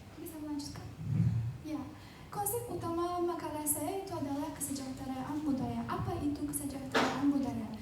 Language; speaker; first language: Indonesian; non-native, fluent; Azerbaijani